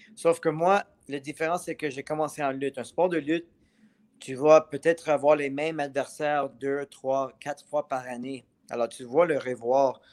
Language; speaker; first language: French; native; French